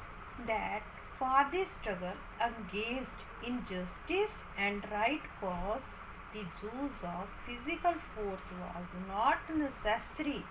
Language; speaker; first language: English; non-native, local second language; Hindi